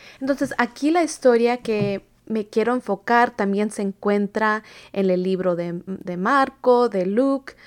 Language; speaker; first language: Spanish; early bilingual, heritage; Spanish